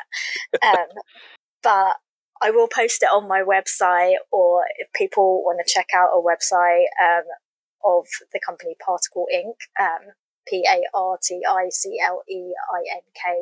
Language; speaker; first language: English; native; English